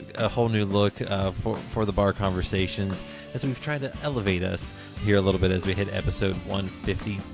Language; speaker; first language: English; native; English